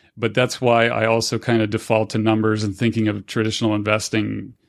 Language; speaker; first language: English; native; English